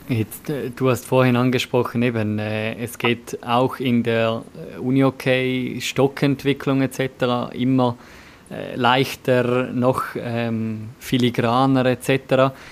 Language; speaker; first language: German; native; German